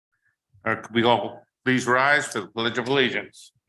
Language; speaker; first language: English; native; English